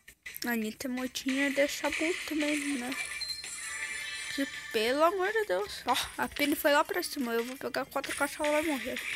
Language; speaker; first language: Portuguese; native; Portuguese